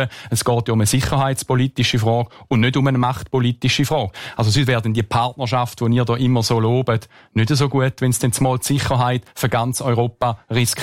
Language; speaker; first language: German; native; German